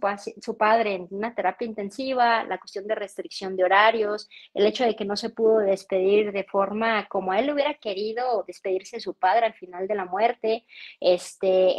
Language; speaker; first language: Spanish; native; Spanish